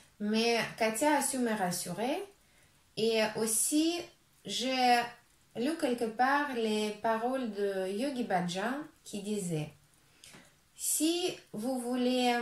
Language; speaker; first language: French; non-native, fluent; Russian